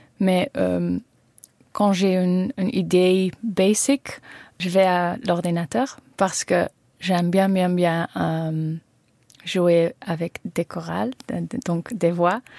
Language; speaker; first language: French; non-native, learner; Dutch